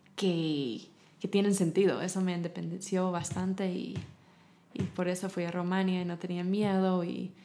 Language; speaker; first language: Spanish; non-native, fluent; English